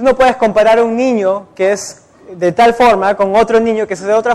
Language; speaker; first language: Spanish; native; Spanish